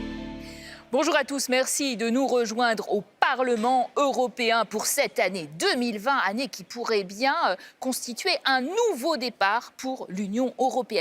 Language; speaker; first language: French; native; French